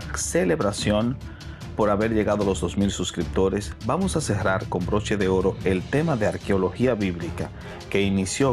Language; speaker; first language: Spanish; native; Spanish